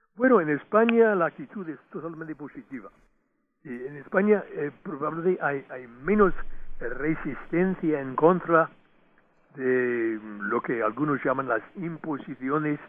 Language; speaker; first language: Spanish; non-native, fluent; English